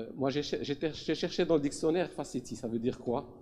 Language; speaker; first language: French; non-native, local second language; Arabic